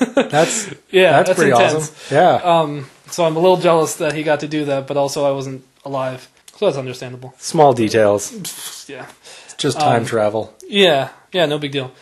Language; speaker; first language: English; native; English